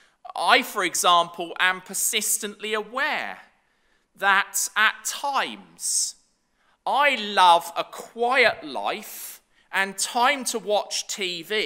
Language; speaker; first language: English; native; English